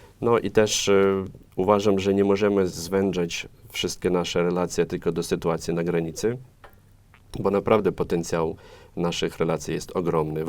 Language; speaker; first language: Polish; non-native, fluent; Ukrainian